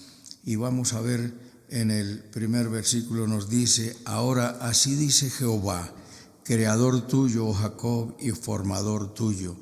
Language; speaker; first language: Spanish; native; Spanish